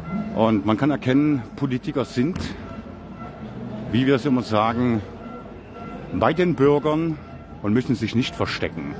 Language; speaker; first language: German; native; German